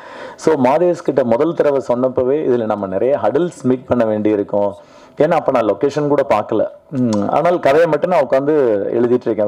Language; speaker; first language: Tamil; native; Tamil